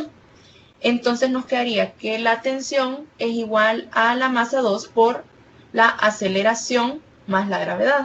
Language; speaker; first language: Spanish; native; Spanish